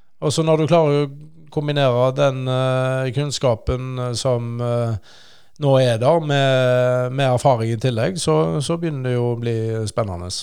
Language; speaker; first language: Norwegian; native; Norwegian